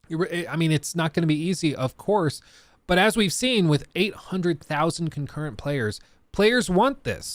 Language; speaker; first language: English; native; English